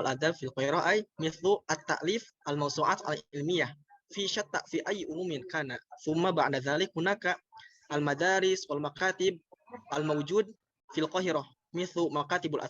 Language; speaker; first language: Arabic; non-native, learner; Indonesian